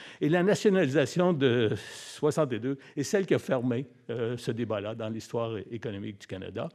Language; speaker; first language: French; native; French